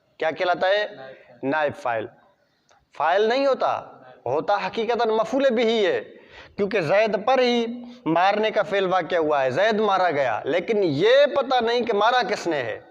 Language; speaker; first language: Urdu; non-native, local second language; Sindhi